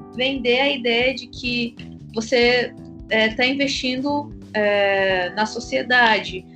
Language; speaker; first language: Portuguese; native; Portuguese